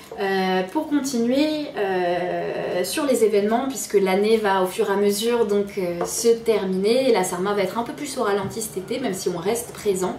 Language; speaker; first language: French; native; French